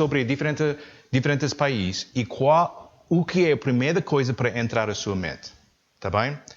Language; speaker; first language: Portuguese; non-native, learner; English